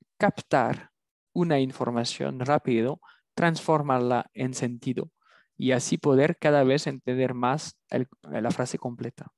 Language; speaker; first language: Spanish; non-native, fluent; French